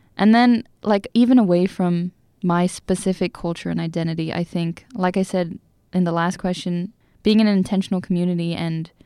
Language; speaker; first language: English; native; English